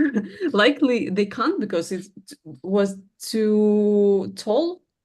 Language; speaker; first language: English; non-native, learner; Russian